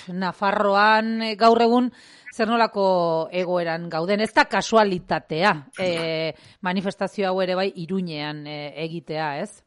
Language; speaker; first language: Basque; native; Basque